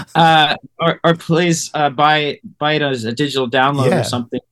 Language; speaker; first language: English; native; English